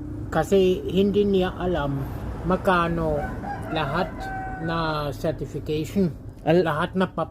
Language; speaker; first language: Filipino; non-native, learner; German